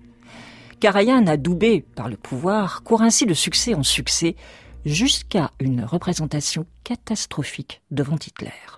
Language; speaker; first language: French; native; French